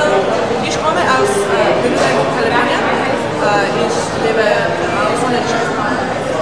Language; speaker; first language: German; non-native, learner; English